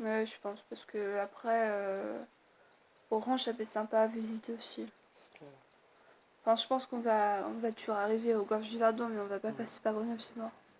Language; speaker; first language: French; native; French